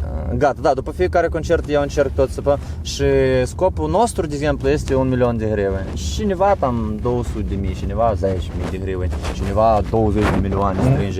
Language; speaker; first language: Romanian; non-native, learner; Ukrainian